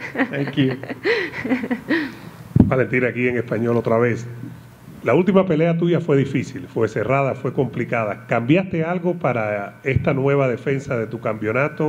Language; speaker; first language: Spanish; native; Spanish